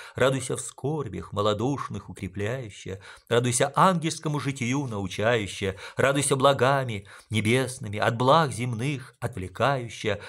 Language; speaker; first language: Russian; non-native, local second language; Ukrainian